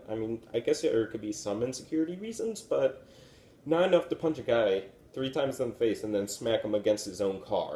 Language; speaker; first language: English; native; English